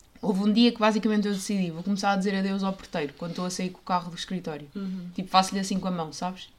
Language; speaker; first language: Portuguese; native; Portuguese